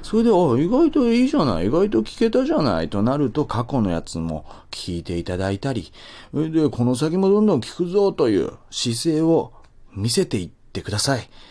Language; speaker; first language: Japanese; native; Japanese